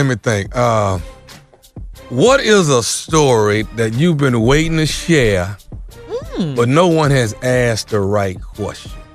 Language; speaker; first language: English; native; English